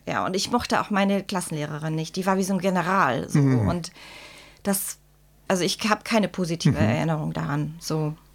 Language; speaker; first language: German; early bilingual, other home language; Czech